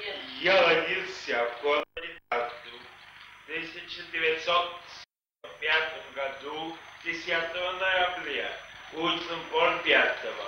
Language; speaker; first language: Russian; non-native, local second language; Estonian